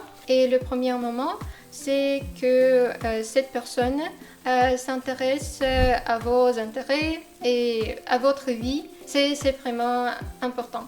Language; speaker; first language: French; non-native, fluent; Russian